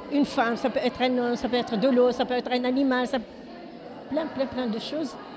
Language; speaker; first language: French; non-native, local second language; Arabic